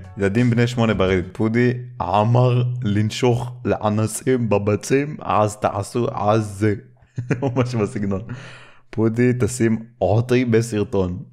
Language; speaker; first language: Hebrew; native; Hebrew